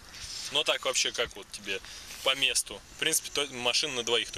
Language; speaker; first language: Russian; native; Russian